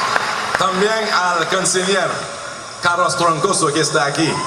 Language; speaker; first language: Spanish; non-native, learner; Haitian Creole